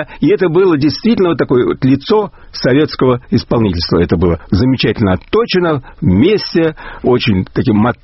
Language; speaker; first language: Russian; native; Russian